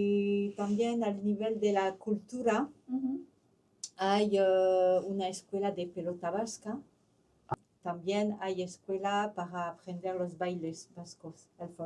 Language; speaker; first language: Spanish; non-native, local second language; French